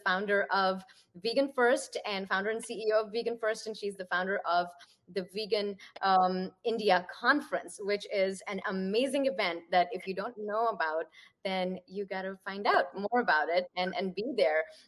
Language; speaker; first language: English; non-native, local second language; Punjabi